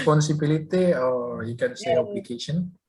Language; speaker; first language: English; non-native, learner; Indonesian